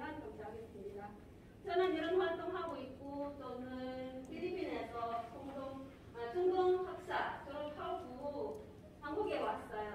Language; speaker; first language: Korean; non-native, fluent; Filipino